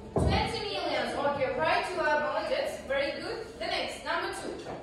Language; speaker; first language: English; non-native, learner; Kazakh